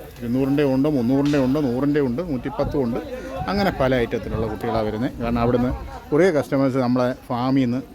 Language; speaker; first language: Malayalam; native; Malayalam